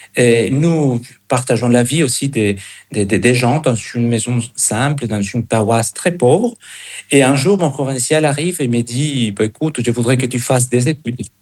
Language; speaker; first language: French; non-native, fluent; Spanish